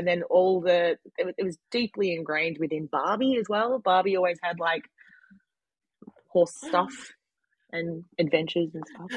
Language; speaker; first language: English; native; English